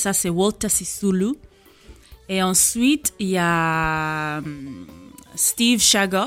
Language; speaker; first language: French; non-native, fluent; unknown